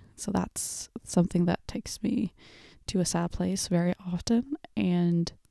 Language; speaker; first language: English; early bilingual, other home language; Portuguese